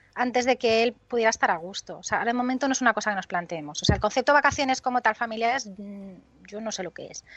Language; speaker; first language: Spanish; native; Spanish